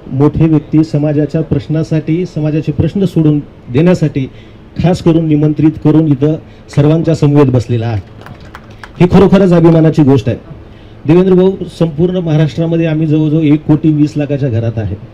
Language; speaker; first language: Marathi; non-native, local second language; Lambadi